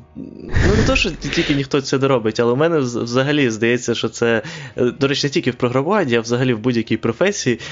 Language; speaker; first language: Ukrainian; non-native, local second language; Russian